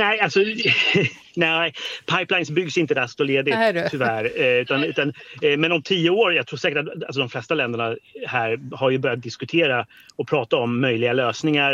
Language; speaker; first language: Swedish; native; Swedish